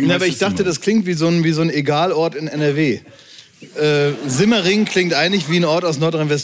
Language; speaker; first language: German; native; German